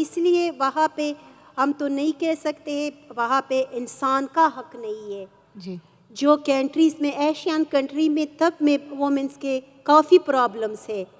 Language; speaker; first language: Hindi; non-native, fluent; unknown